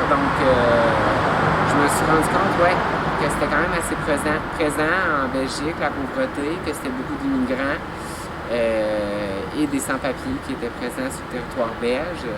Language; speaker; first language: French; native; French